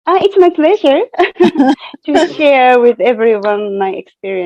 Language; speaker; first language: English; non-native, fluent; Japanese